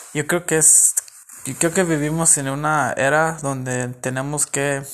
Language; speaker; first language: Spanish; early bilingual, heritage; Spanish